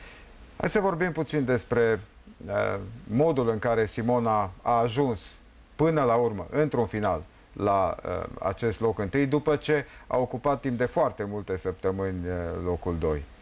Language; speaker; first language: Romanian; native; Romanian